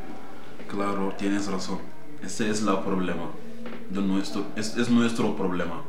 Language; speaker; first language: Spanish; non-native, learner; Wolof